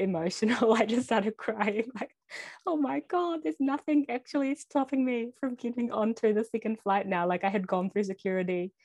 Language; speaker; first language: English; native; English